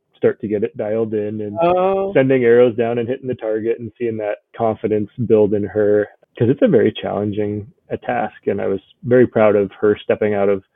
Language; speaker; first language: English; native; English